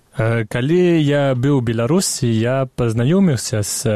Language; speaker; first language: Belarusian; non-native, fluent; French